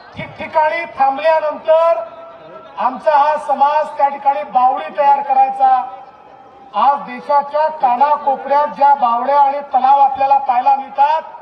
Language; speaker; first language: Marathi; non-native, local second language; Lambadi